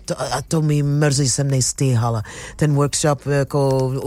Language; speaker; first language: Czech; non-native, fluent; English